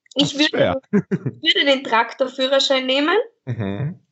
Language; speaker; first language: German; native; German